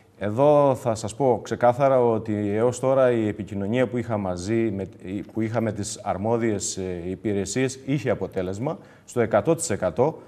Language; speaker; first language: Greek; native; Greek